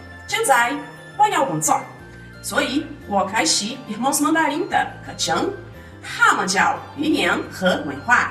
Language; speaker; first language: Chinese; non-native, learner; Portuguese